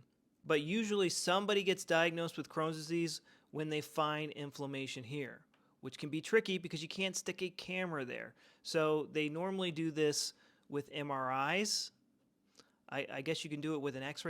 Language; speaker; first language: English; native; English